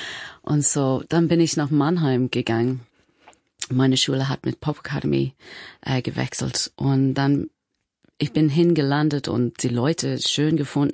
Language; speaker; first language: German; non-native, fluent; English